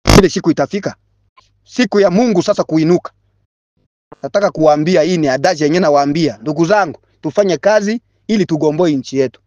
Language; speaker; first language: Swahili; non-native, local second language; Bembe